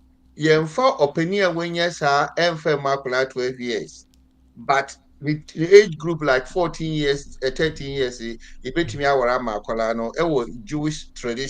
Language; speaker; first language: English; non-native, local second language; Akan